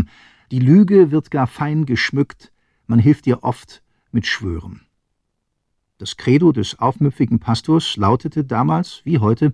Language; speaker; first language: German; native; German